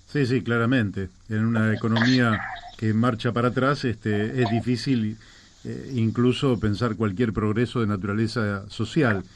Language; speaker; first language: Spanish; native; Spanish